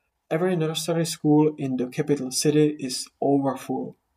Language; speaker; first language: English; non-native, fluent; Czech